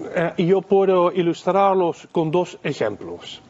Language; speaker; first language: Spanish; non-native, fluent; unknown